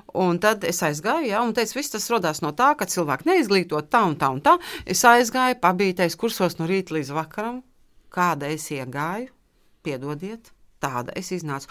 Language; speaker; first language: Latvian; native; Latvian